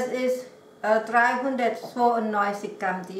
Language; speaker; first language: German; non-native, learner; Thai